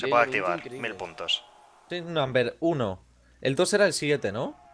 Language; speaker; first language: Spanish; native; Spanish